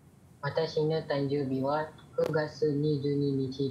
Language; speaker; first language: Japanese; non-native, learner; Malay